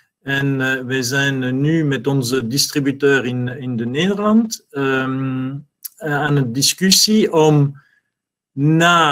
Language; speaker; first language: Dutch; non-native, learner; French